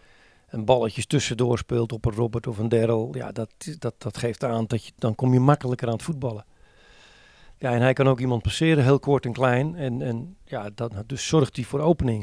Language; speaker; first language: Dutch; native; Dutch